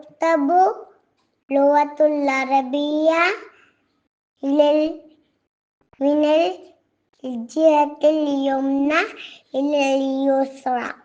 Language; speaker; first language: Arabic; non-native, learner; Malayalam